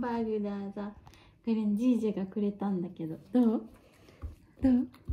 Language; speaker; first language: Japanese; native; Japanese